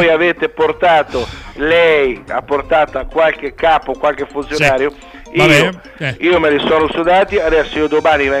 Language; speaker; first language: Italian; native; Italian